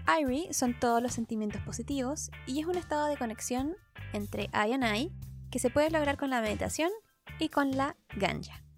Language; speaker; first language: Spanish; native; Spanish